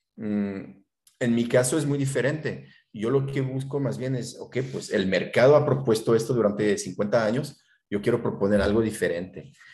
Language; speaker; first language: Spanish; non-native, fluent; French